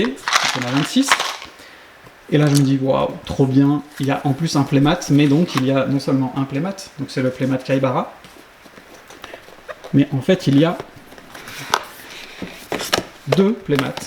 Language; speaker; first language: French; native; French